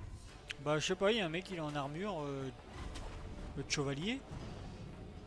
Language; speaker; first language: French; native; French